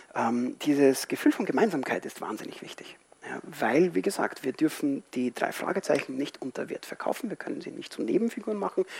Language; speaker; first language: German; non-native, fluent; Spanish